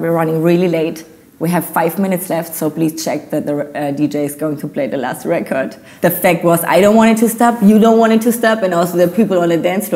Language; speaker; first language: English; non-native, fluent; German